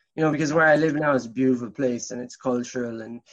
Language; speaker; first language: English; native; English